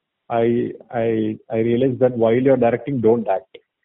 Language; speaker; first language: English; non-native, local second language; Tamil